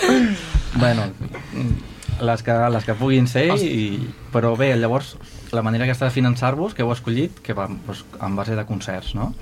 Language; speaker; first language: Catalan; native; Catalan